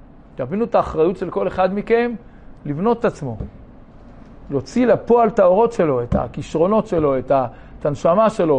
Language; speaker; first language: Hebrew; native; Hebrew